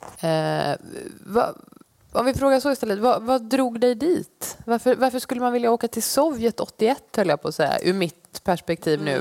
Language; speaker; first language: Swedish; native; Swedish